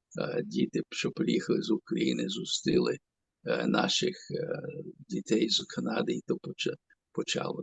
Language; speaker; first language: Ukrainian; early bilingual, heritage; Ukrainian